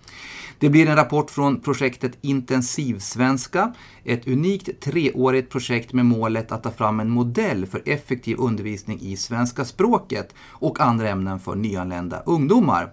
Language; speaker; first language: Swedish; native; Swedish